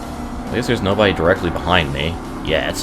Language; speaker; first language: English; native; English